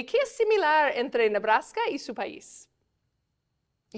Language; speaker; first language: Spanish; non-native, fluent; English